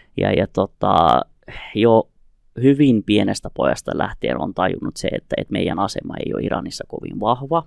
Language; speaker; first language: Finnish; early bilingual, other home language; Kurdish